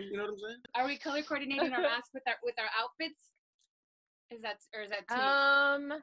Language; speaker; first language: English; native; English